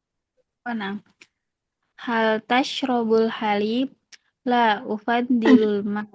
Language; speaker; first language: Arabic; non-native, learner; Indonesian